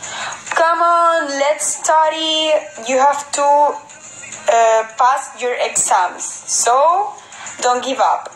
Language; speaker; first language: English; non-native, fluent; Spanish